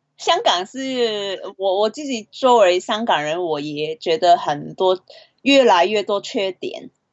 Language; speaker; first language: Chinese; non-native, fluent; Cantonese